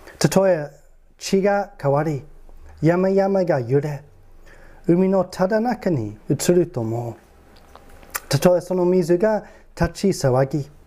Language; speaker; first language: Japanese; non-native, fluent; English